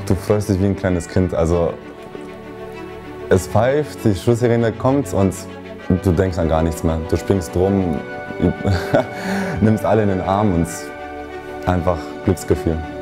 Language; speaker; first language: German; non-native, learner; English